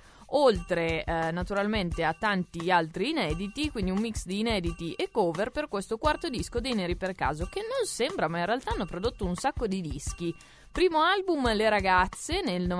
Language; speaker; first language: Italian; native; Italian